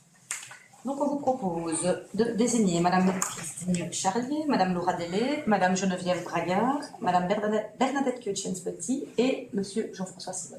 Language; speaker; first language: French; native; French